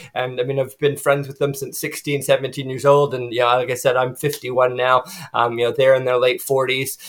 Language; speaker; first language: English; native; English